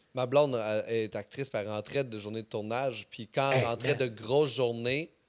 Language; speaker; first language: French; native; French